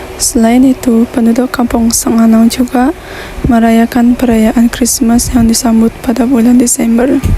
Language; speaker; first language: Malay; non-native, local second language; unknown